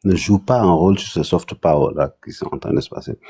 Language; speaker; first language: French; non-native, local second language; Wolof